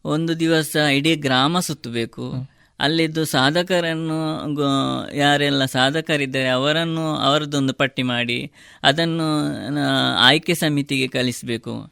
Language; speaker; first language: Kannada; non-native, local second language; Tulu